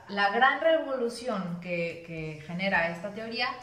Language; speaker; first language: Spanish; early bilingual, other home language; English